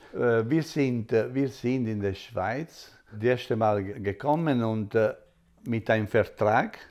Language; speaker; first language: German; non-native, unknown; Italian